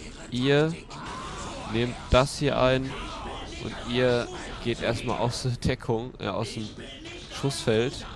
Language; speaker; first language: German; native; German